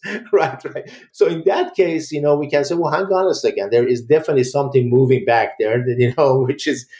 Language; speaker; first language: English; early bilingual, other home language; Persian